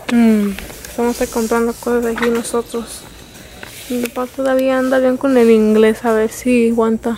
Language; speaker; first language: Spanish; early bilingual, other home language; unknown